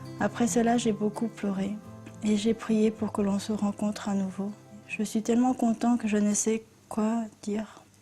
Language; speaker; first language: French; early bilingual, other home language; Korean